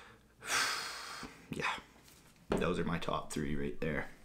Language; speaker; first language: English; non-native, fluent; Greek